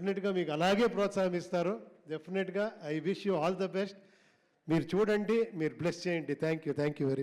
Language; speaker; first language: Telugu; non-native, local second language; Kannada